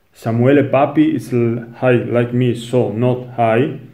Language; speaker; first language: English; non-native, learner; Italian